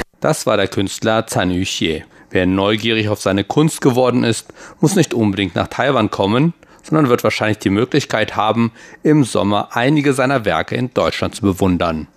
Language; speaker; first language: German; native; German